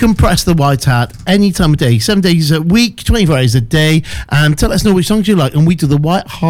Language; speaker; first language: English; native; English